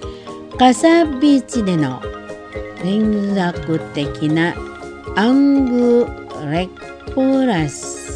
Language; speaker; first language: Japanese; non-native, fluent; Indonesian